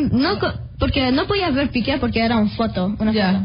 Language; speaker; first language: Spanish; early bilingual, heritage; Spanish